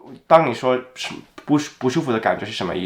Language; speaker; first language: Chinese; non-native, fluent; English